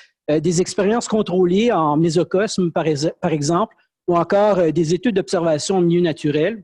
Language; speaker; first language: French; native; French